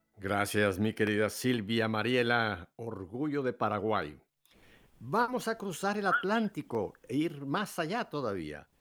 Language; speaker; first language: Spanish; native; Spanish